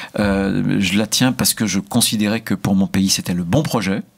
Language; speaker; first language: French; native; French